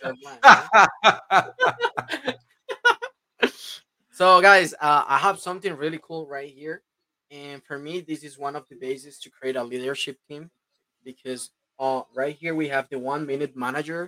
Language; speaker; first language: English; non-native, fluent; Spanish